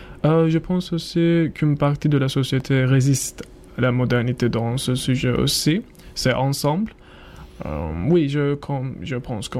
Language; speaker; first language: French; non-native, learner; Turkish